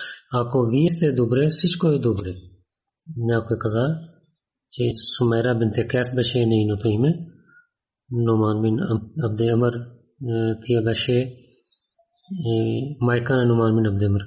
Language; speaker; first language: Bulgarian; non-native, learner; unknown